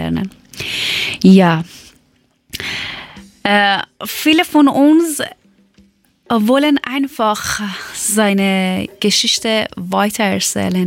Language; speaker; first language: German; non-native, learner; Persian